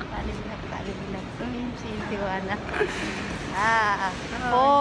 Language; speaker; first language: Arabic; non-native, learner; Waray